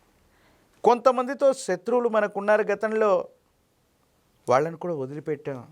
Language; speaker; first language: Telugu; native; Telugu